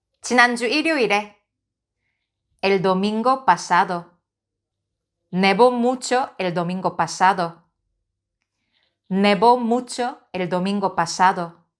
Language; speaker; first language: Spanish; non-native, fluent; Korean